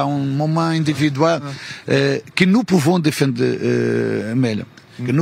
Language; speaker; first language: French; non-native, learner; Portuguese